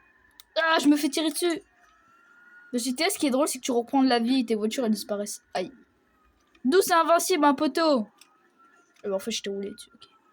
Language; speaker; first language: French; native; French